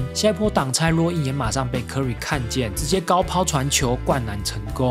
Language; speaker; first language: Chinese; native; Chinese